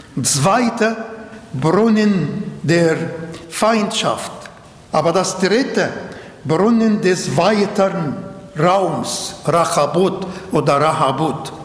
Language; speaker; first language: German; non-native, learner; Arabic